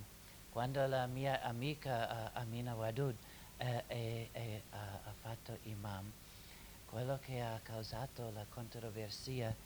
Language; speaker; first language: Italian; non-native, fluent; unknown